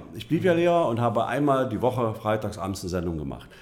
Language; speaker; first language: German; native; German